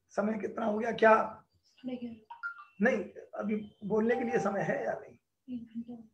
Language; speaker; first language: Hindi; native; Hindi